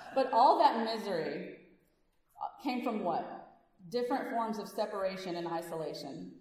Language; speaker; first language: English; early bilingual, other home language; Hindi